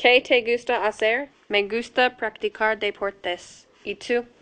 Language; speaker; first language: Spanish; non-native, learner; English